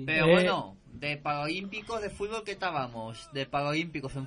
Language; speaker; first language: Spanish; native; Spanish